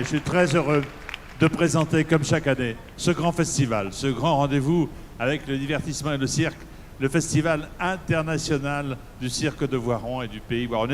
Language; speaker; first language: French; native; French